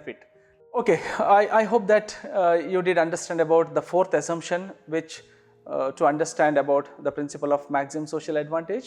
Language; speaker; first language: English; non-native, local second language; Kannada